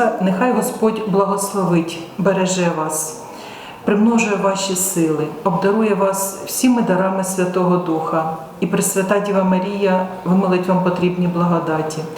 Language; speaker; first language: Ukrainian; native; Ukrainian